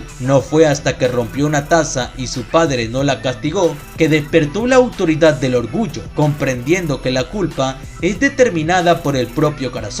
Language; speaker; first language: Spanish; native; Spanish